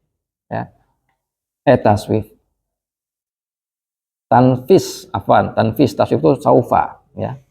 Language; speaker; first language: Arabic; non-native, fluent; Indonesian